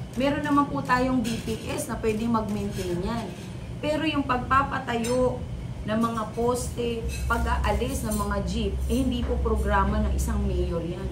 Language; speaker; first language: Filipino; native; Filipino